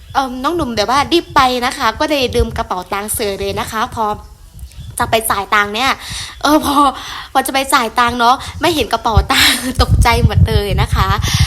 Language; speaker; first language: Thai; non-native, local second language; Shan